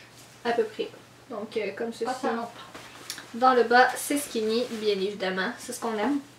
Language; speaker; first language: French; native; French